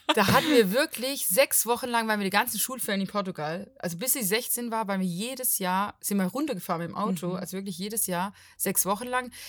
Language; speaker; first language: German; non-native, fluent; Portuguese